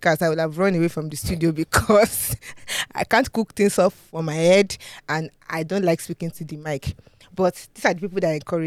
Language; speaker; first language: English; non-native, local second language; Yoruba